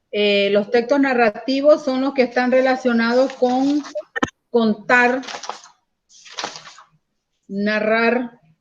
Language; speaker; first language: Spanish; native; Spanish